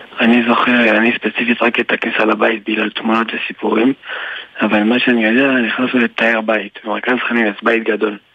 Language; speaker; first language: Hebrew; early bilingual, other home language; French